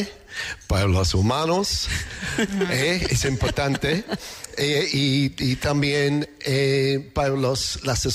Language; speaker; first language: Spanish; non-native, learner; English